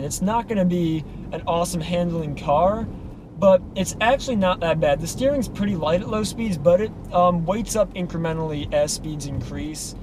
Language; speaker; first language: English; native; English